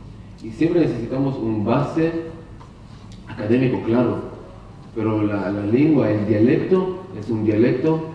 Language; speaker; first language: Spanish; non-native, learner; Hebrew